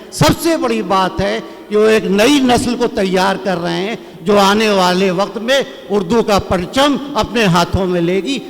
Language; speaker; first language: Urdu; native; Urdu